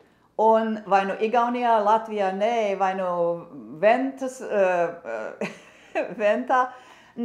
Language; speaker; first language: Latvian; early bilingual, heritage; English